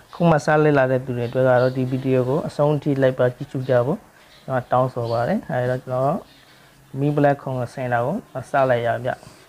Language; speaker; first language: Burmese; native; Burmese